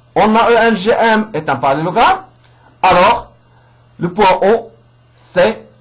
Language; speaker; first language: French; non-native, local second language; Arabic